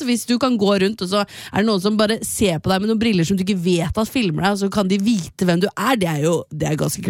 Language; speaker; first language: Norwegian; native; Norwegian